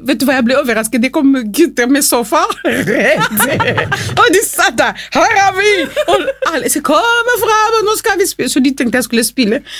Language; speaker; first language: Norwegian; non-native, fluent; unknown